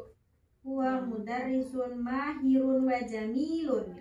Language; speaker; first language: Arabic; non-native, learner; Indonesian